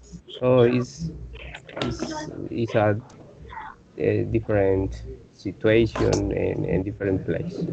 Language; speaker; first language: English; non-native, learner; Spanish